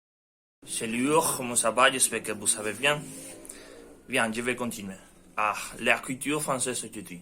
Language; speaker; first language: French; non-native, learner; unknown